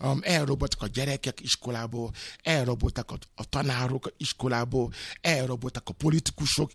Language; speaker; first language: Hungarian; non-native, learner; Yoruba